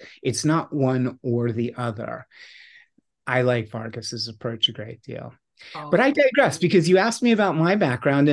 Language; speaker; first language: English; native; English